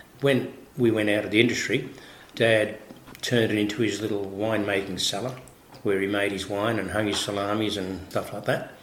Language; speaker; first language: English; early bilingual, other home language; Italian